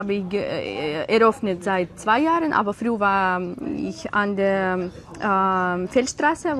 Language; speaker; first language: German; non-native, learner; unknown